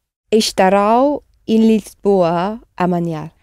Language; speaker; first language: Portuguese; non-native, learner; English